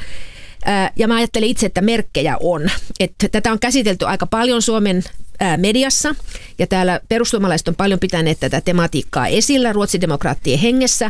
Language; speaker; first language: Finnish; native; Finnish